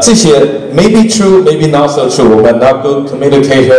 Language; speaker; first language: English; non-native, fluent; Chinese